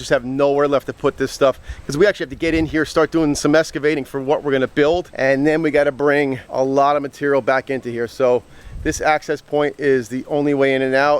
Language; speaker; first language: English; native; English